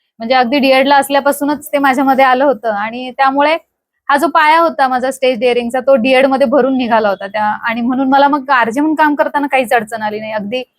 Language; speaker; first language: Marathi; native; Marathi